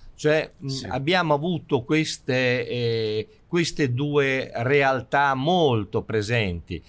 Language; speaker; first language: Italian; native; Italian